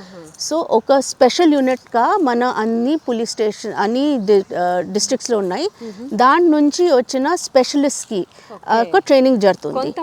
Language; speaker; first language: Telugu; non-native, local second language; Hindi